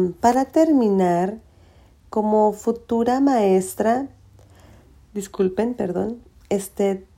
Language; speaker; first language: Spanish; early bilingual, heritage; Spanish